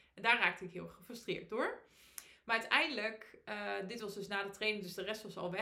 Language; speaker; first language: Dutch; native; Dutch